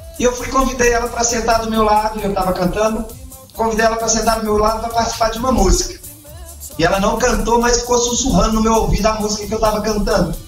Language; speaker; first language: Portuguese; native; Portuguese